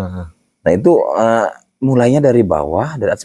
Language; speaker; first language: Indonesian; native; Indonesian